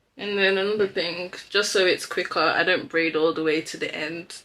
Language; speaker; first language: English; native; English